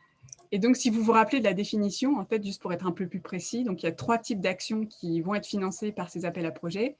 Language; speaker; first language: French; native; French